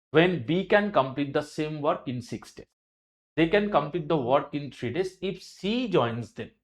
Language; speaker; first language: English; non-native, local second language; Bangla